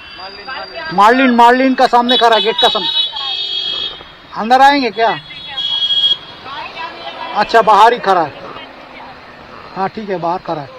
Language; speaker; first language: Hindi; non-native, local second language; Bangla